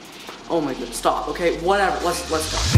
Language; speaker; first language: English; native; English